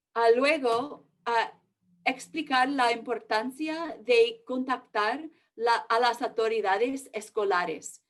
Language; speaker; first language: Spanish; early bilingual, heritage; English